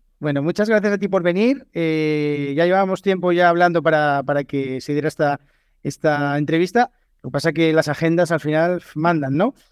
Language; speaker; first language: Spanish; native; Spanish